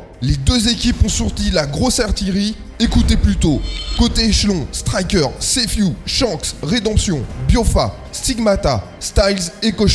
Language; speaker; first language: French; native; French